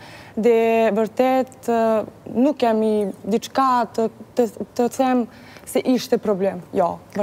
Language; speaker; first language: Albanian; non-native, learner; Serbian